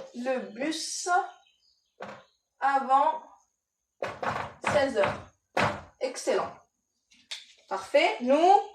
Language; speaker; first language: French; non-native, local second language; Arabic